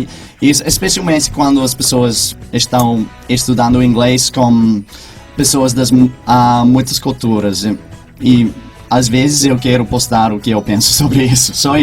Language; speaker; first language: Portuguese; non-native, fluent; English